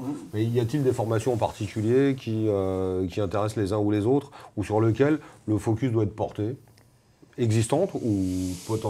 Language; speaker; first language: French; native; French